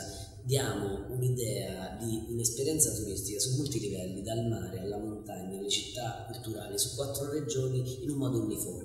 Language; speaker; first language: Italian; native; Italian